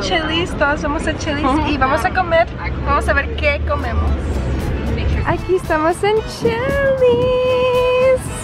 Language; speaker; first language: Spanish; early bilingual, heritage; Spanish